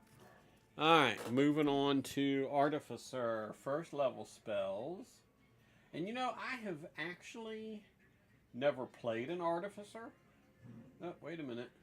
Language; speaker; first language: English; native; English